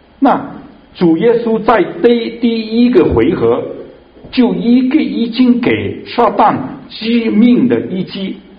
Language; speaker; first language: Chinese; non-native, local second language; Cantonese